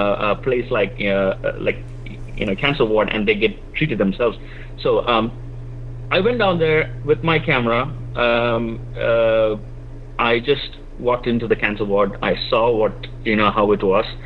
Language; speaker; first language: English; non-native, local second language; Malayalam